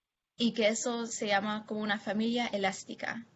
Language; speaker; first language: Spanish; non-native, fluent; English